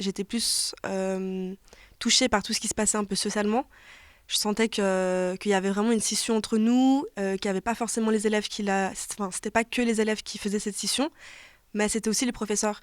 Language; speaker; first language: French; native; French